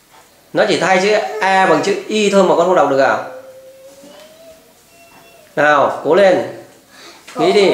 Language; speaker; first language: Vietnamese; native; Vietnamese